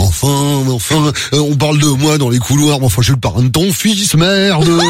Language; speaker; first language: French; native; French